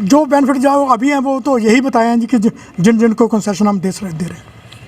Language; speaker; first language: Hindi; non-native, local second language; Punjabi